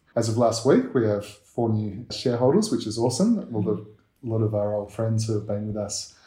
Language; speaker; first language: English; native; English